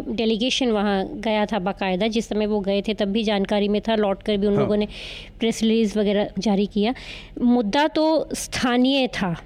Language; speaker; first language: Hindi; native; Hindi